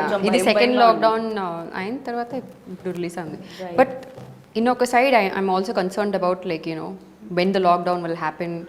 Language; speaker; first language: Telugu; non-native, learner; Tamil